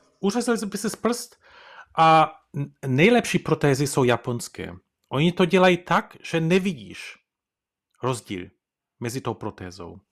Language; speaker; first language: Czech; early bilingual, heritage; Czech